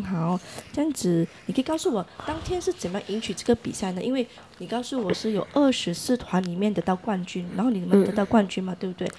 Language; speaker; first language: Chinese; native; Chinese